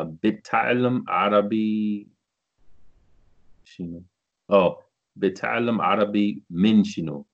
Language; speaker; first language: Arabic; non-native, learner; English